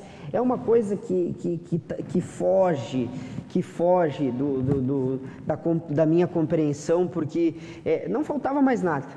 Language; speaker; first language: Portuguese; native; Portuguese